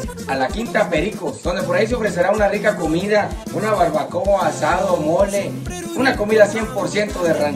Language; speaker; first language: Spanish; native; Spanish